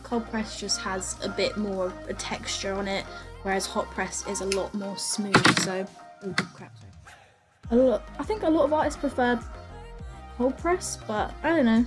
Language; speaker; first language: English; native; English